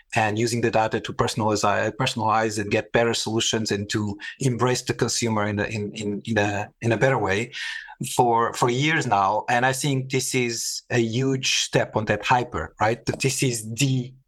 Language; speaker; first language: English; non-native, fluent; Portuguese